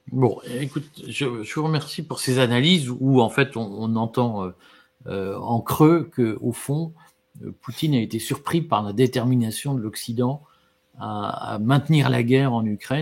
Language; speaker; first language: French; native; French